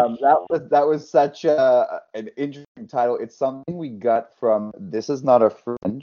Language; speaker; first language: English; non-native, fluent; French